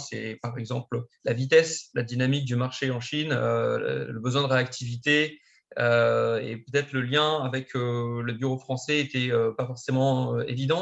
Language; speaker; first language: French; native; French